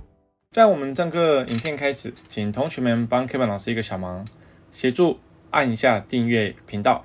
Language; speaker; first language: Chinese; native; Chinese